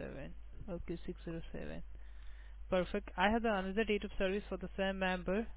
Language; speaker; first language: English; non-native, local second language; Gujarati